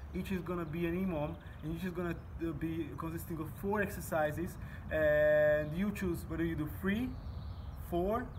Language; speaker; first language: English; non-native, fluent; Slovak